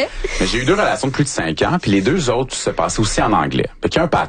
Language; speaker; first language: French; native; French